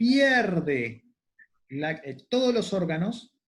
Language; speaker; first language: Spanish; native; Spanish